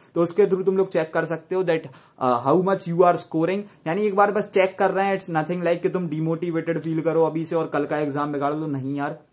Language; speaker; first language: Hindi; native; Hindi